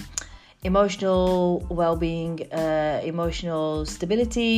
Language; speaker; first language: English; native; English